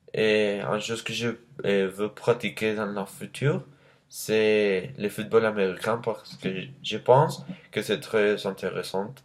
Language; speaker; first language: French; non-native, learner; Spanish